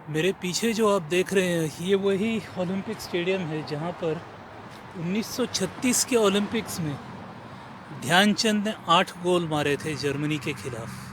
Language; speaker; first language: Hindi; non-native, local second language; Marathi